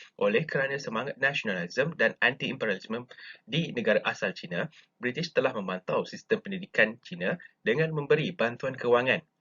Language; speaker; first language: Malay; native; Malay